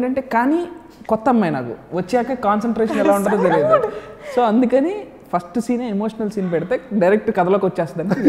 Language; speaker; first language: Telugu; native; Telugu